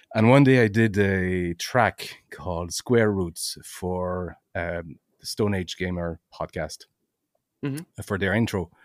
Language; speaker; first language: English; non-native, fluent; French